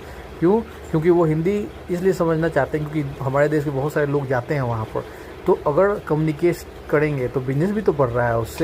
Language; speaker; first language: Hindi; non-native, local second language; Bhojpuri